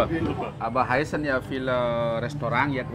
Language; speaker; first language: German; non-native, fluent; Balinese